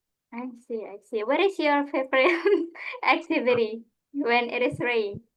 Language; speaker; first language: English; non-native, fluent; Indonesian